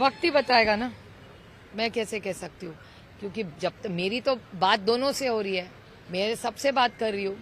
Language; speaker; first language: Hindi; non-native, local second language; Marathi